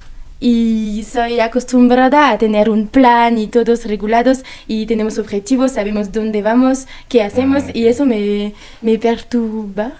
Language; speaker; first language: Spanish; non-native, learner; French